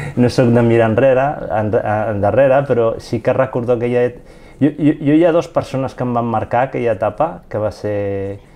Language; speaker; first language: Catalan; non-native, fluent; Arabic